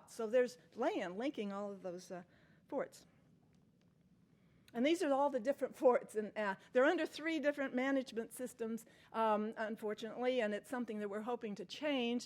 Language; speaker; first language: English; native; English